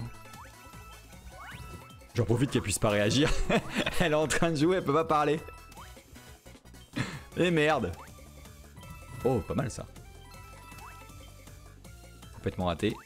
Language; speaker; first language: French; native; French